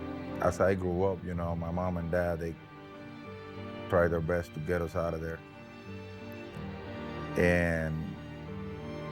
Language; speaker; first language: English; non-native, fluent; Spanish